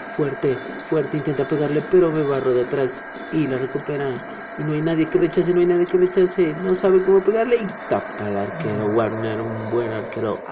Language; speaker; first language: Spanish; native; Spanish